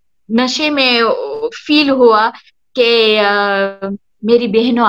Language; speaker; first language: Hindi; early bilingual, heritage; Hindi